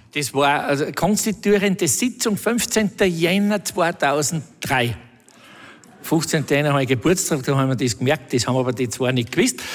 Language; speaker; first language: German; native; German